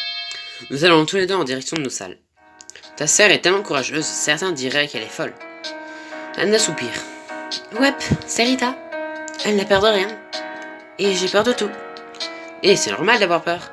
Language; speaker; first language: French; native; French